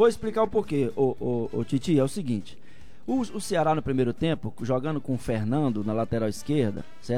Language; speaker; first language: Portuguese; native; Portuguese